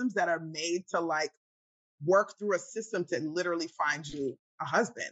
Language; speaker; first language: English; native; English